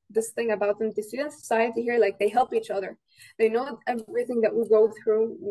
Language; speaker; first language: English; non-native, fluent; Arabic